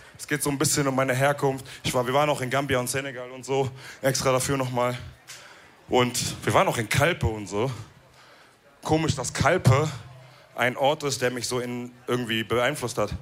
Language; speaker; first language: German; early bilingual, other home language; Wolof